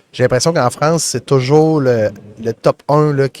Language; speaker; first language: French; native; French